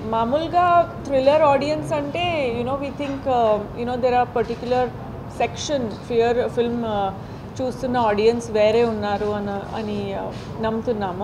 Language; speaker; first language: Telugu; non-native, fluent; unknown